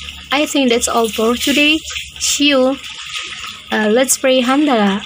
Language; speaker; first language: English; non-native, learner; Indonesian